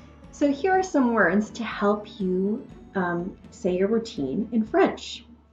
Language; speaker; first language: English; native; English